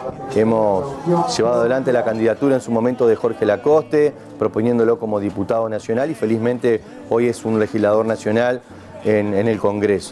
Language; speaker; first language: Spanish; native; Spanish